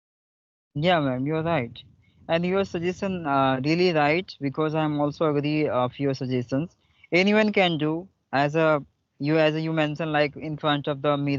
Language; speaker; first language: English; non-native, local second language; Hindi